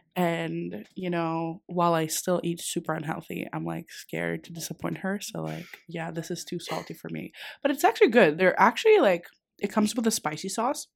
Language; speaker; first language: English; non-native, fluent; Greek